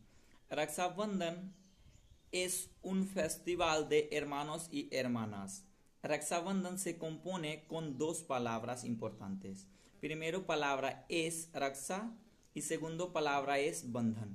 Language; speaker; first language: Spanish; non-native, learner; Hindi